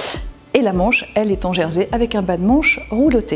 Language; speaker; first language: French; native; French